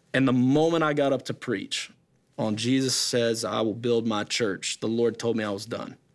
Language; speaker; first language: English; native; English